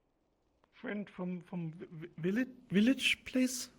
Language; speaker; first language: English; non-native, learner; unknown